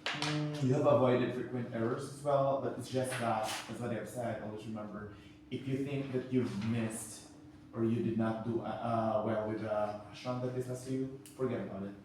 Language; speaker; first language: English; non-native, fluent; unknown